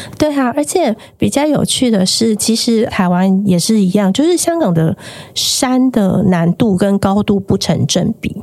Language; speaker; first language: Chinese; native; Chinese